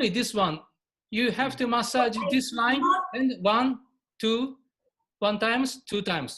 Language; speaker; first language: English; non-native, learner; Japanese